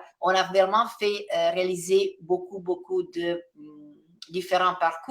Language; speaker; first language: French; non-native, fluent; Italian